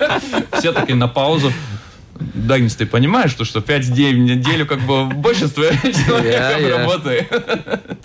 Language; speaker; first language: Russian; non-native, local second language; Latvian